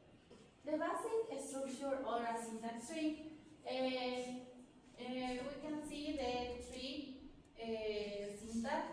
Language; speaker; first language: English; non-native, learner; Spanish